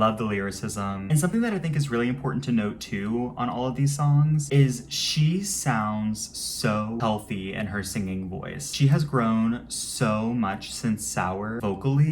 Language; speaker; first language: English; native; English